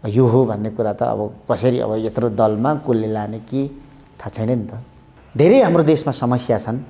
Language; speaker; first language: Nepali; native; Nepali